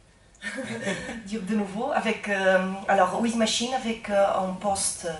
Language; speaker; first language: French; non-native, fluent; Portuguese